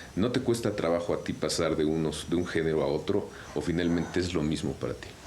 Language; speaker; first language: Spanish; native; Spanish